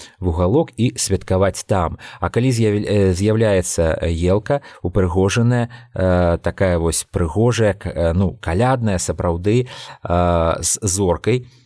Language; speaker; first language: Belarusian; non-native, local second language; Russian